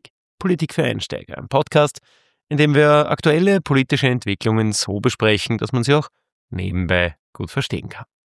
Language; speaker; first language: German; native; German